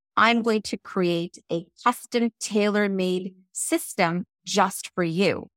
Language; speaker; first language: English; native; English